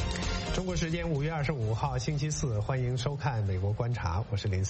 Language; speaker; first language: Chinese; native; Chinese